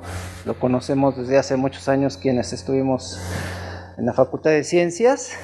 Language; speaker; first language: Spanish; native; Spanish